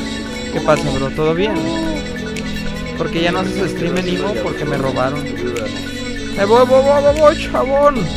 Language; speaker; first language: Spanish; native; Spanish